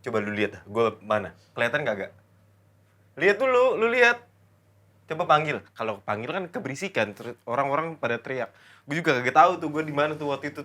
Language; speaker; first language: Indonesian; native; Indonesian